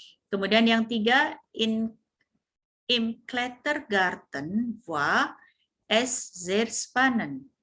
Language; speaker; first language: German; non-native, fluent; Indonesian